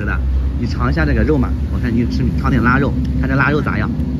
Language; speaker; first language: Chinese; native; Chinese